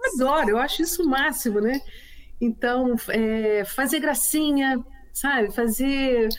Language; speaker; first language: Portuguese; native; Portuguese